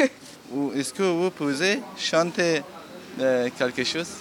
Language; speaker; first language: French; non-native, learner; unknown